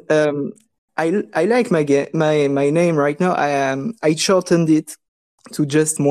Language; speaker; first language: English; non-native, fluent; French